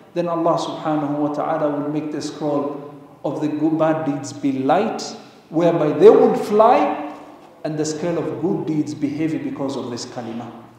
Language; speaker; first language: English; non-native, local second language; Swahili